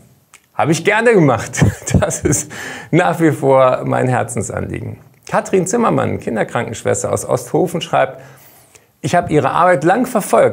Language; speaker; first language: German; native; German